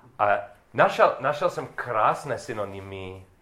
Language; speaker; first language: Czech; non-native, learner; English